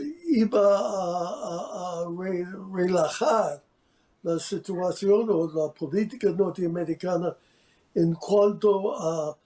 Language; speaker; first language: Spanish; non-native, fluent; English